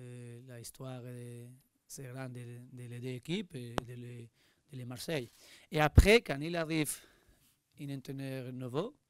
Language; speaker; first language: French; non-native, learner; Spanish